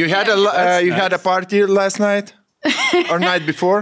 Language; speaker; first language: English; non-native, fluent; Lithuanian